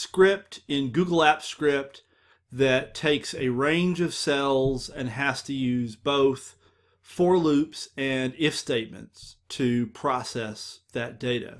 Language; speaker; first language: English; native; English